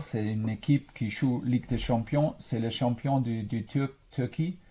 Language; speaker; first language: French; non-native, fluent; German